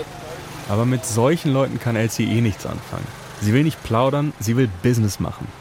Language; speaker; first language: German; native; German